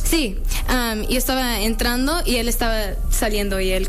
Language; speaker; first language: Spanish; early bilingual, heritage; English